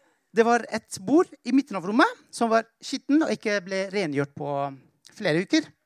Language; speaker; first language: Norwegian; non-native, fluent; Persian